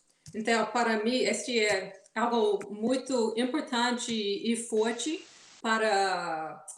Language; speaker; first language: Portuguese; non-native, fluent; English